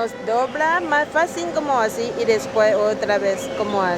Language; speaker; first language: Spanish; non-native, learner; Thai